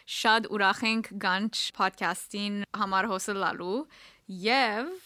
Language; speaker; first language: Armenian; early bilingual, heritage; Armenian